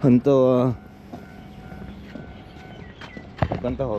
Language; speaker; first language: Chinese; non-native, learner; Filipino